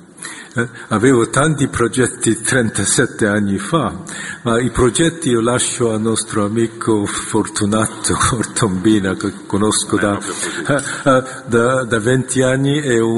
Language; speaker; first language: Italian; non-native, fluent; Korean